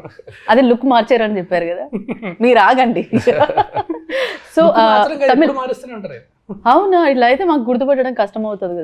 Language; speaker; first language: Telugu; native; Telugu